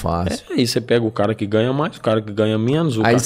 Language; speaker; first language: Portuguese; native; Portuguese